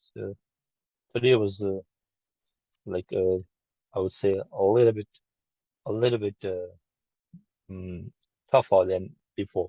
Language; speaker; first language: English; non-native, learner; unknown